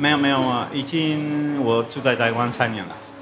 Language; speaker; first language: Chinese; non-native, learner; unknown